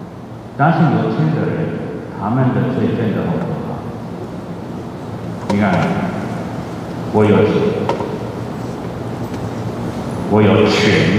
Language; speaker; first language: Chinese; non-native, fluent; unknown